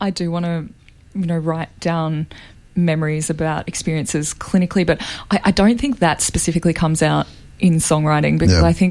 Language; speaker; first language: English; native; English